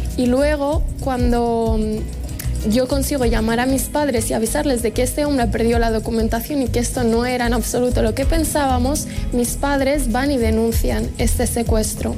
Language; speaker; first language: Spanish; early bilingual, other home language; Arabic